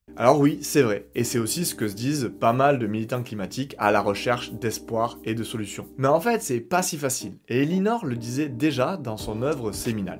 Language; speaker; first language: French; native; French